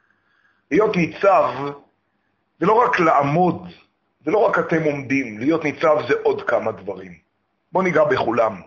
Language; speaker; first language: Hebrew; native; Hebrew